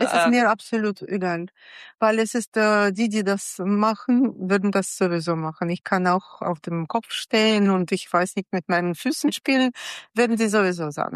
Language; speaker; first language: German; non-native, fluent; Russian